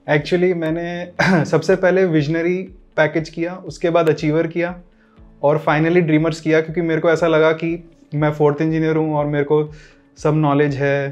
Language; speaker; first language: Hindi; native; Hindi